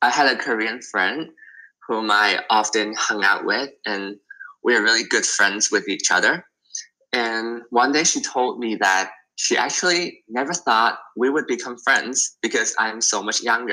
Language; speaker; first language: English; non-native, local second language; Cantonese